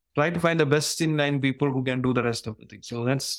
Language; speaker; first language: English; non-native, local second language; Malayalam